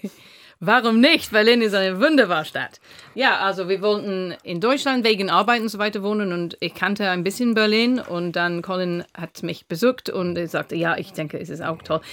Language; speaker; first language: German; non-native, fluent; English